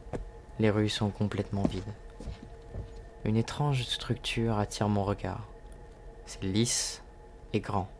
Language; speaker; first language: French; native; French